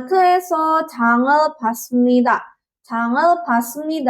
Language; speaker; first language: Korean; non-native, learner; Indonesian